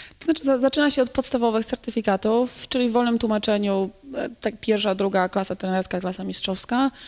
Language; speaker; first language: Polish; native; Polish